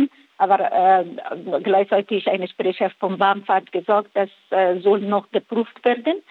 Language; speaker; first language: German; non-native, fluent; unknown